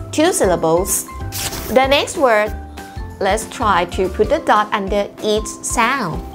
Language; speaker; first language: English; non-native, fluent; Thai